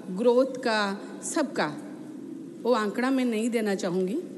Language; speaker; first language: Hindi; non-native, local second language; Odia